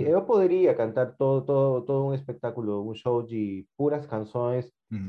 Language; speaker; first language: Portuguese; non-native, fluent; Spanish